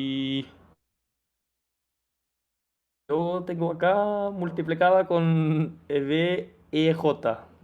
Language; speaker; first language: Spanish; non-native, fluent; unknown